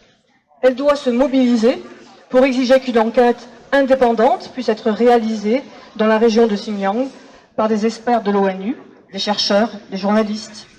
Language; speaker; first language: French; native; French